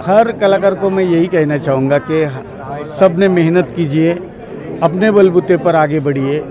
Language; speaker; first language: Hindi; non-native, local second language; Marathi